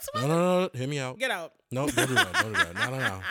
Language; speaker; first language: English; native; English